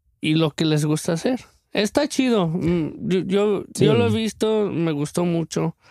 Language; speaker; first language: Spanish; early bilingual, other home language; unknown